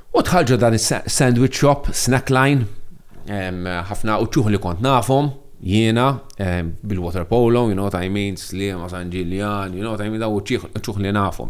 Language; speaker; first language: Maltese; non-native, local second language; English